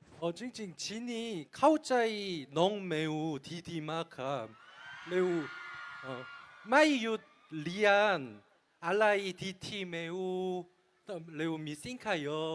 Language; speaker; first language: Thai; non-native, learner; Korean